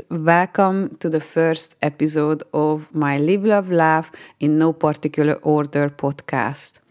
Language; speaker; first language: English; non-native, fluent; Hungarian